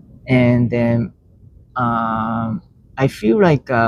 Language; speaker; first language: English; non-native, learner; Japanese